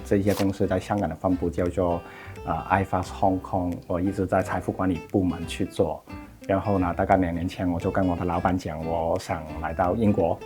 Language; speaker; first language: Chinese; non-native, local second language; Cantonese